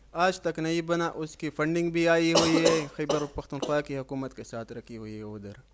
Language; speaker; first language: Urdu; non-native, local second language; Pashto